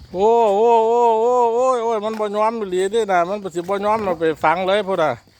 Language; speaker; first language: Thai; native; Thai